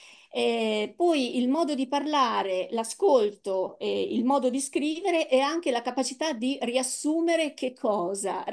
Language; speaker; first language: Italian; native; Italian